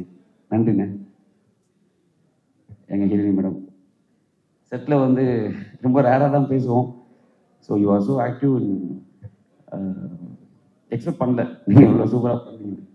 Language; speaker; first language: Tamil; native; Tamil